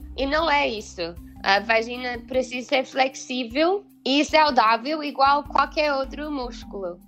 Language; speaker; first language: Portuguese; non-native, fluent; English